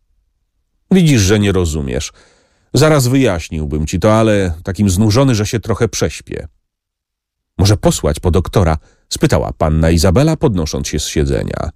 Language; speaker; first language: Polish; native; Polish